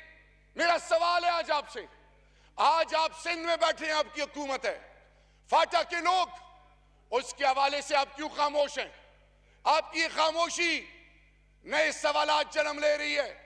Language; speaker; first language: Urdu; non-native, local second language; Pashto